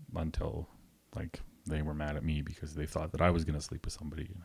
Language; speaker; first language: English; native; English